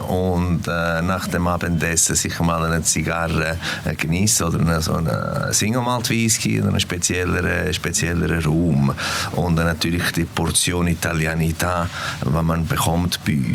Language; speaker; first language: German; non-native, fluent; Italian